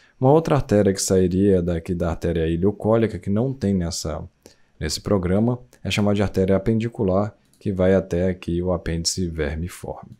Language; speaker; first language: Portuguese; native; Portuguese